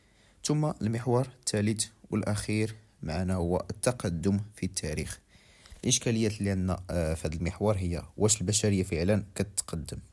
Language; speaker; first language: Arabic; native; Arabic